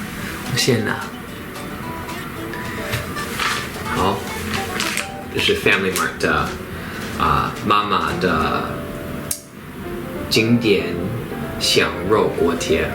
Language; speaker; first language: Chinese; non-native, fluent; English